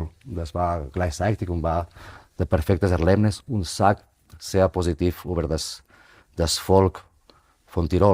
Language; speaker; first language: German; non-native, fluent; Spanish